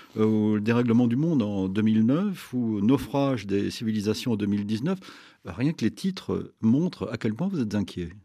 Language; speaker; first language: French; native; French